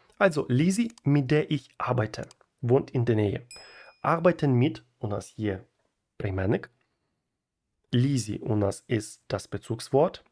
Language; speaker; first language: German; non-native, fluent; Ukrainian